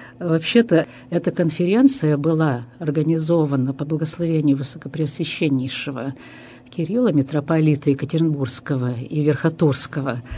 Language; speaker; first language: Russian; early bilingual, heritage; Russian